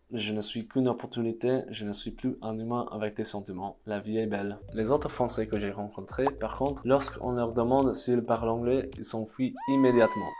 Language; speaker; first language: French; non-native, fluent; English